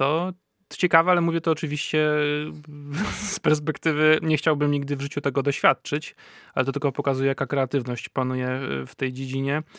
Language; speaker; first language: Polish; native; Polish